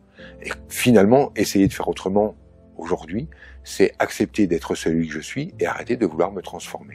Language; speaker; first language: French; native; French